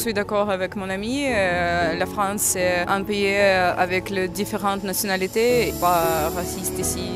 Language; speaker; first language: French; non-native, learner; Ukrainian